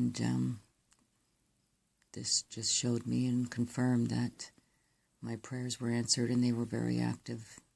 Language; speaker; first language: English; native; English